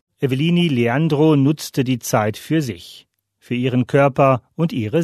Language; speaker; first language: German; native; German